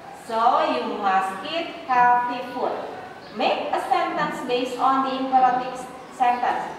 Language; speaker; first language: English; non-native, learner; Indonesian